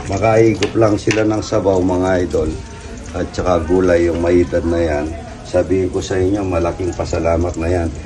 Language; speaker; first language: Filipino; non-native, local second language; Pampanga